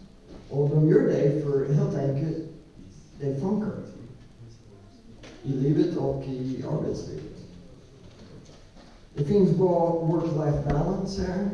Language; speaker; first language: Swedish; non-native, learner; English